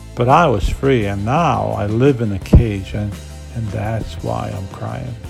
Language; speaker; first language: English; non-native, fluent; Polish